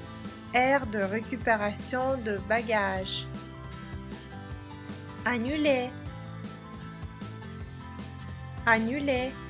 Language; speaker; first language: French; non-native, fluent; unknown